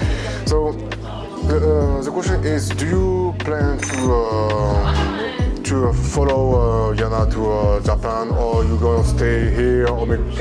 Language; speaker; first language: English; non-native, fluent; French